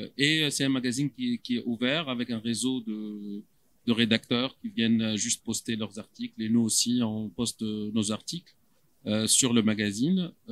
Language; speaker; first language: French; non-native, local second language; Arabic